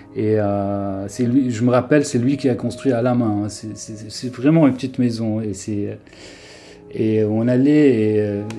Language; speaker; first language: French; non-native, local second language; Arabic